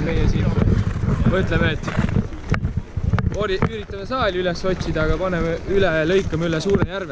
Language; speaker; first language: Estonian; native; Estonian